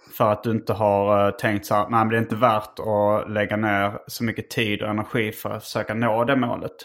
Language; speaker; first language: Swedish; native; Swedish